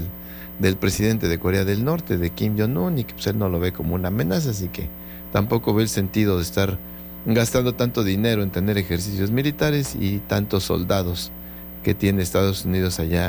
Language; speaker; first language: Spanish; native; Spanish